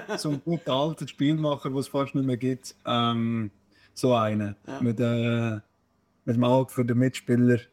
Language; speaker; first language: German; early bilingual, other home language; Croatian